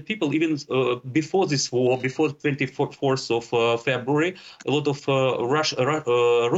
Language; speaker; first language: English; non-native, fluent; Russian